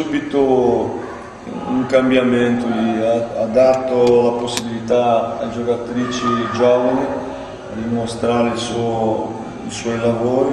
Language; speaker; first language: Italian; non-native, fluent; Portuguese